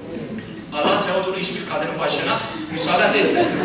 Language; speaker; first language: Turkish; native; Turkish